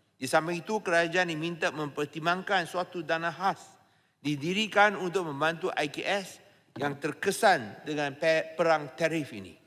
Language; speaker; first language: Malay; non-native, local second language; Chinese